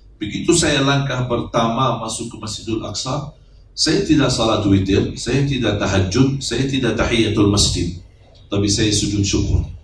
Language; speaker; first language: Indonesian; non-native, fluent; Arabic